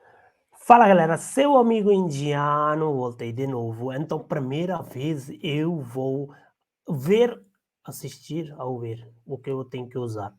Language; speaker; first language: Portuguese; non-native, learner; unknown